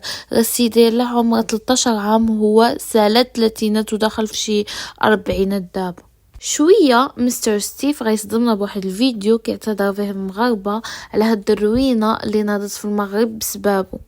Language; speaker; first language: Arabic; native; Arabic